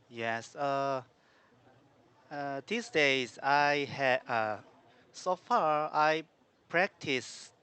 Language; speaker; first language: English; non-native, learner; Korean